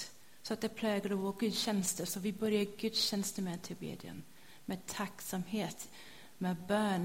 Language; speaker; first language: Swedish; non-native, fluent; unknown